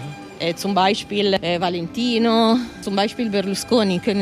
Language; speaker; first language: German; non-native, learner; Italian